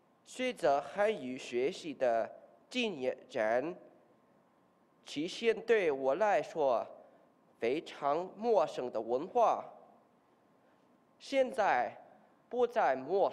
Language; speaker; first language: Chinese; non-native, learner; English